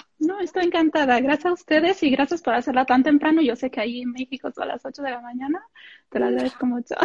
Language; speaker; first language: Spanish; non-native, fluent; Italian